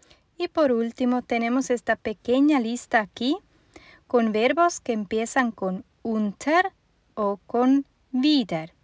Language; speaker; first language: Spanish; non-native, fluent; German